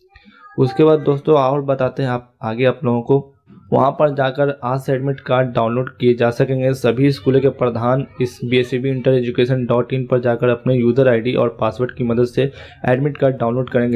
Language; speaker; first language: Hindi; native; Hindi